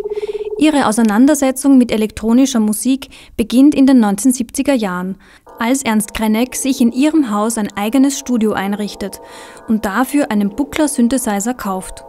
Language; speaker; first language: German; native; German